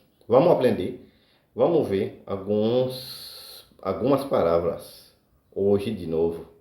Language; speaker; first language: Portuguese; non-native, learner; Haitian Creole